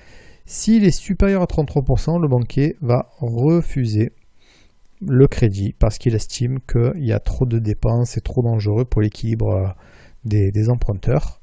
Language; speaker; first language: French; native; French